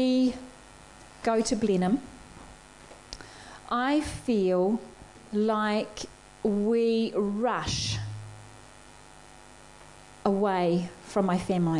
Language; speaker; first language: English; native; English